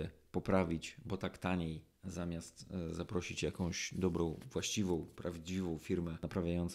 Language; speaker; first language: Polish; native; Polish